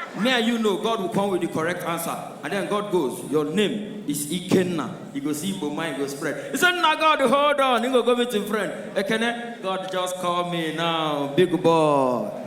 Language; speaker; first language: Nigerian Pidgin; non-native, local second language; Igbo